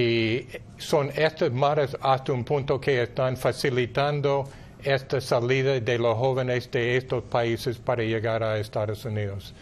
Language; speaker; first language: Spanish; non-native, fluent; English